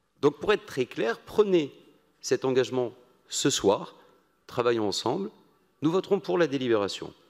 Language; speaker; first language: French; native; French